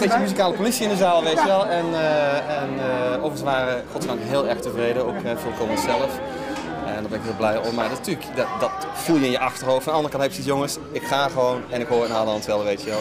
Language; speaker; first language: Dutch; native; Dutch